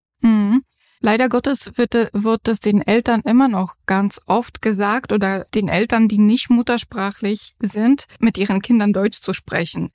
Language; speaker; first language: German; non-native, fluent; Polish